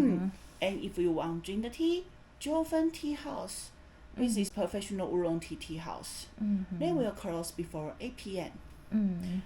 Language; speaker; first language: English; non-native, learner; Chinese